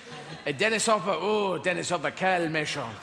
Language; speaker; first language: French; non-native, learner; English